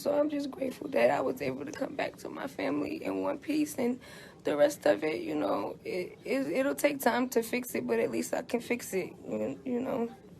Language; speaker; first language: English; native; English